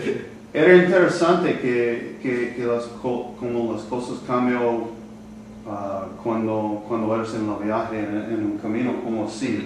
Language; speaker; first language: Spanish; non-native, learner; English